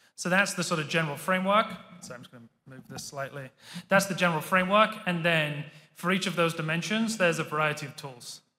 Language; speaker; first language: English; native; English